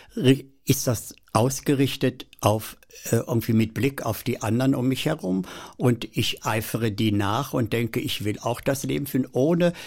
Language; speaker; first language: German; native; German